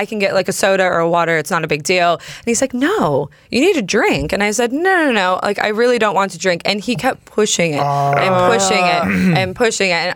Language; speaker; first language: English; native; English